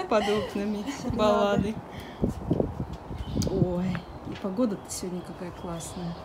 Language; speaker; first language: Russian; native; Russian